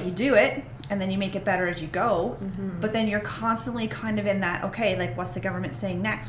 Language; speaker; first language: English; native; English